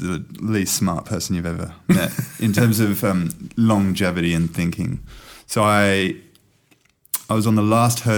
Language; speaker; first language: English; native; English